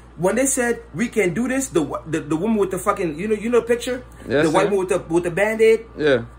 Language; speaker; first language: English; non-native, local second language; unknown